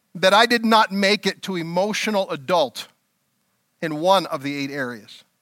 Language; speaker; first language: English; native; English